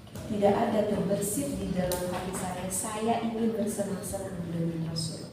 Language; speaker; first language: Indonesian; native; Indonesian